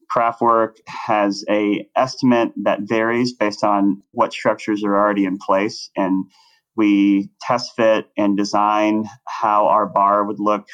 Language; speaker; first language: English; native; English